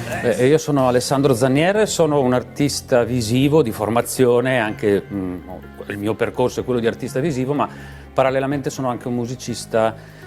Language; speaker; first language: Italian; native; Italian